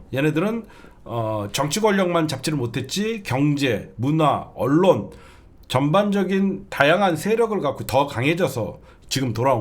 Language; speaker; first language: Korean; native; Korean